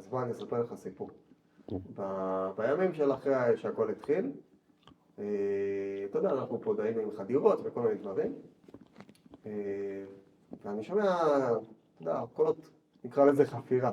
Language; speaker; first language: Hebrew; native; Hebrew